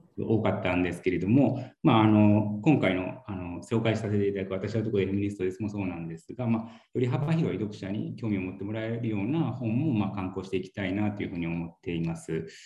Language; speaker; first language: Japanese; native; Japanese